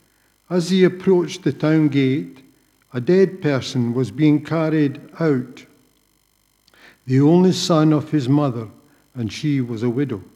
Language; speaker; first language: English; native; English